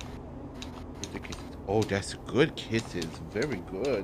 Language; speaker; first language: English; native; English